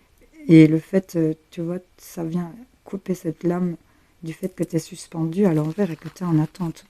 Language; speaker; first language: French; native; French